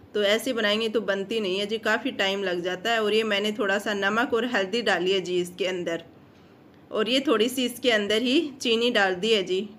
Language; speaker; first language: Hindi; non-native, local second language; Marwari